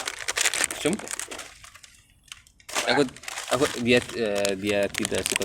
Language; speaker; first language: Indonesian; non-native, learner; Arabic